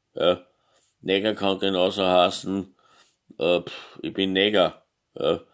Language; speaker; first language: German; native; German